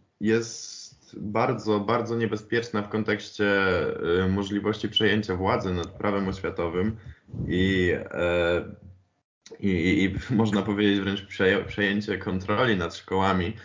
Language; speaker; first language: Polish; native; Polish